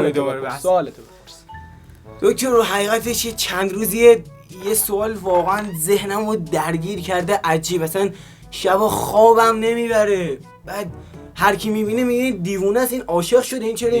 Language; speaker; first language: Persian; native; Persian